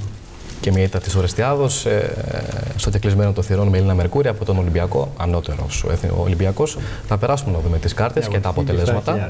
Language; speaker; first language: Greek; native; Greek